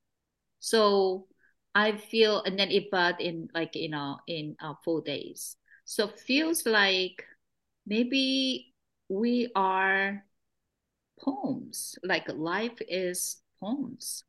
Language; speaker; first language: English; non-native, fluent; Korean